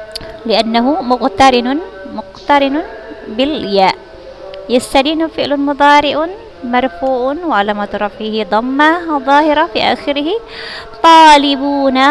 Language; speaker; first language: Arabic; non-native, fluent; Indonesian